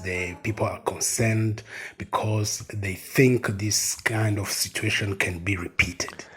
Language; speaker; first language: English; non-native, fluent; Rundi